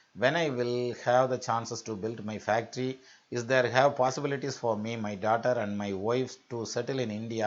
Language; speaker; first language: English; non-native, local second language; Tamil